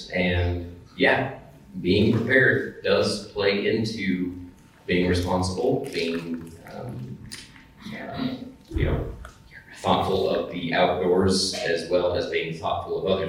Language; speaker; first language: English; native; English